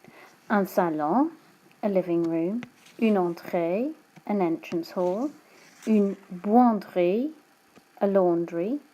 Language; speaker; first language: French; non-native, fluent; English